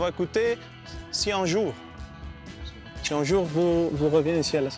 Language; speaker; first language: French; non-native, learner; Spanish